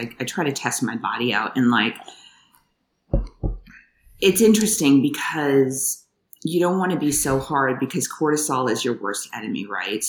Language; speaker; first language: English; native; English